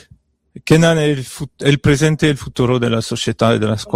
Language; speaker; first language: Italian; non-native, learner; French